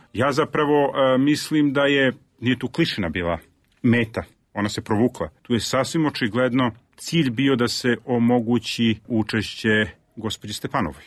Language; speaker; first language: Serbian; native; Serbian